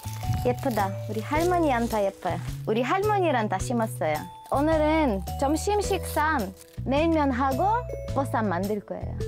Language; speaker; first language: Korean; non-native, learner; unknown